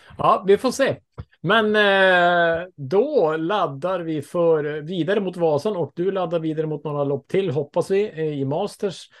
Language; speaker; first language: Swedish; native; Swedish